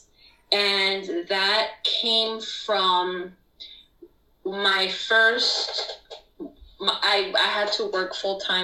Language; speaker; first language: English; non-native, fluent; Spanish